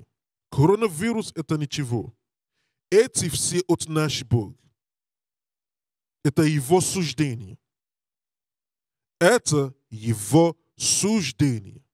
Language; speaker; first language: Russian; non-native, learner; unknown